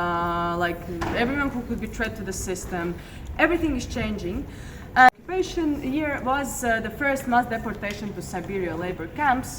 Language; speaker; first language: English; non-native, fluent; Latvian